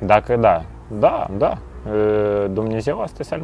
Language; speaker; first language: Romanian; non-native, local second language; Russian